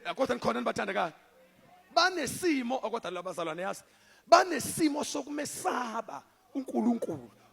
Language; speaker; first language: Zulu; native; Zulu